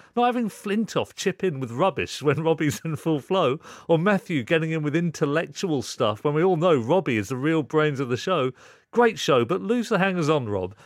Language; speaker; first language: English; native; English